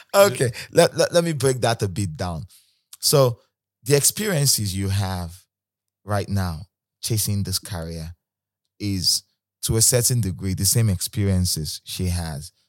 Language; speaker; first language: English; non-native, local second language; Igbo